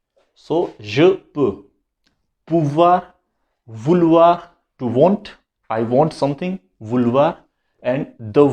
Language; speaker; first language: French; non-native, fluent; Hindi